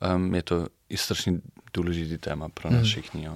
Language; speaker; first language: Czech; non-native, fluent; German